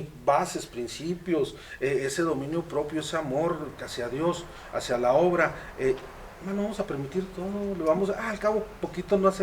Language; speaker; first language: Spanish; native; Spanish